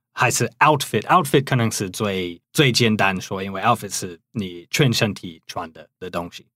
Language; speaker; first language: Chinese; non-native, fluent; English